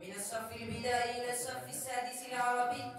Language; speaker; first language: Arabic; non-native, learner; Urdu